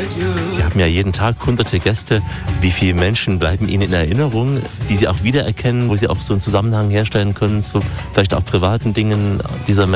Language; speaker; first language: German; native; German